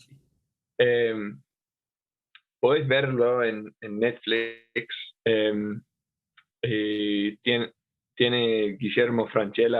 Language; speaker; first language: Spanish; non-native, fluent; English